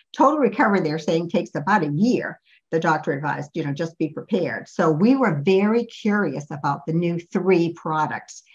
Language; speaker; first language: English; native; English